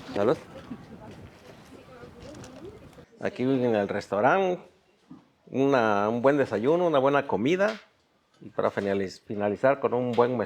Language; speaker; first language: Spanish; native; Spanish